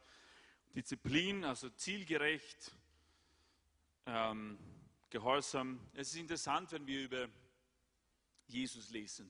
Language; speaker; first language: German; non-native, fluent; Swedish